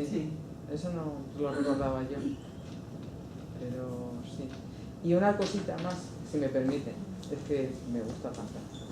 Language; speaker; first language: Spanish; native; Spanish